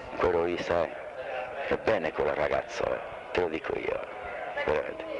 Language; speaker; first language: Italian; non-native, fluent; French